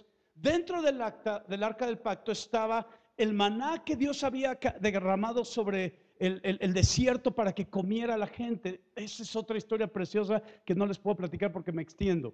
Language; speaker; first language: Spanish; native; Spanish